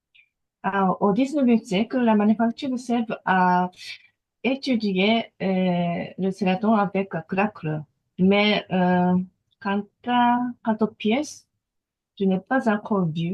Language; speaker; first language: French; non-native, fluent; Japanese